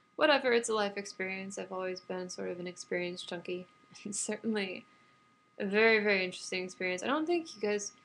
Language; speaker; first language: English; native; English